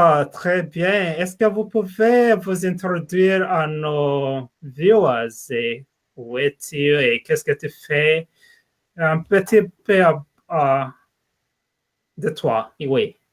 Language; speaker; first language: French; non-native, learner; English